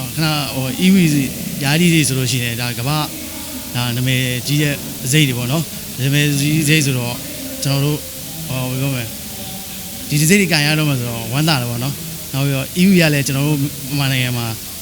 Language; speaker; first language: Burmese; native; Burmese